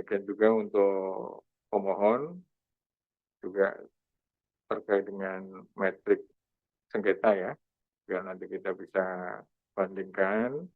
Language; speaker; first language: Indonesian; native; Indonesian